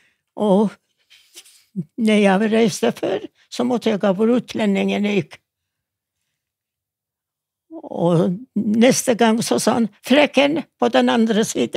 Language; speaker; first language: Norwegian; non-native, fluent; Yiddish